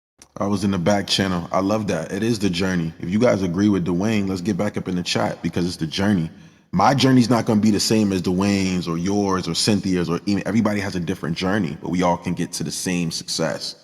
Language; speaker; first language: English; native; English